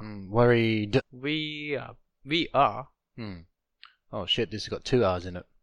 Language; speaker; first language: English; non-native, learner; Japanese